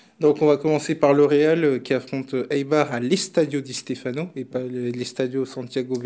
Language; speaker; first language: French; native; French